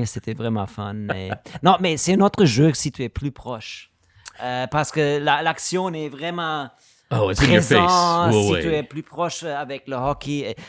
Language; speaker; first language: French; non-native, learner; German